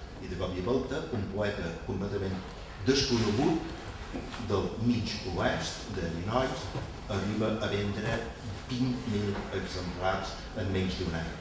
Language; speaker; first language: Catalan; non-native, fluent; English